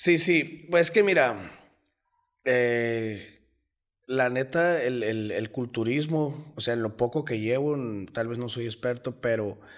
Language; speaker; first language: Spanish; native; Spanish